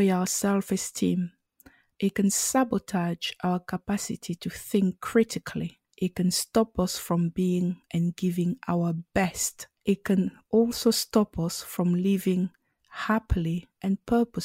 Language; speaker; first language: English; non-native, local second language; French